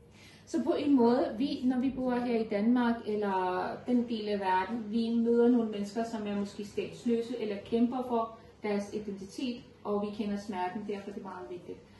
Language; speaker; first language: Danish; non-native, fluent; Urdu